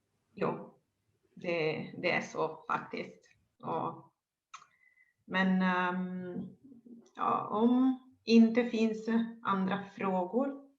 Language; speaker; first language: Swedish; non-native, fluent; Italian